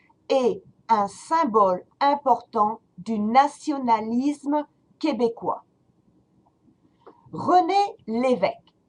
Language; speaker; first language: French; non-native, fluent; English